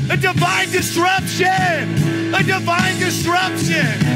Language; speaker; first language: English; native; English